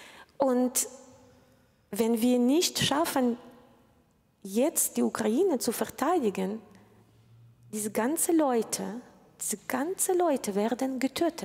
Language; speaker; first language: German; non-native, fluent; Ukrainian